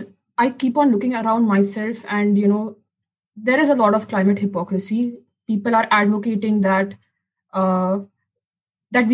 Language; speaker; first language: English; non-native, local second language; Hindi